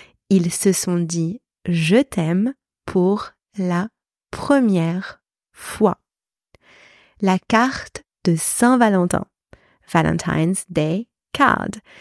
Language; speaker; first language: French; native; French